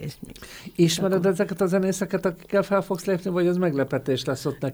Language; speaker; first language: Hungarian; native; Hungarian